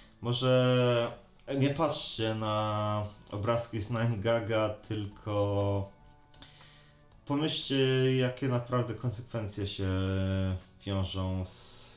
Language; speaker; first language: Polish; native; Polish